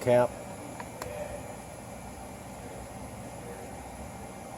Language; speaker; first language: English; native; English